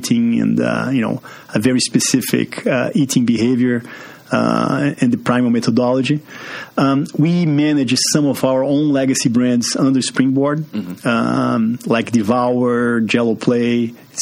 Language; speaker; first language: English; non-native, fluent; Portuguese